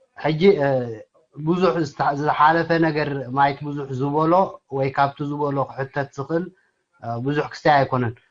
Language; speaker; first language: Tigrinya; native; Tigrinya